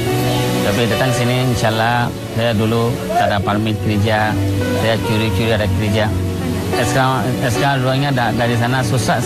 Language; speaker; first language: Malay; non-native, learner; Rohingya